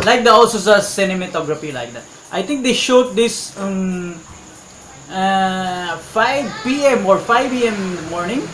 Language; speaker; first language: English; non-native, local second language; Cebuano